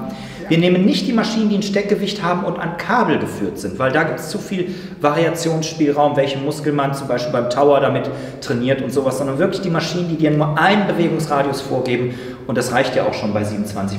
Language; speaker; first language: German; native; German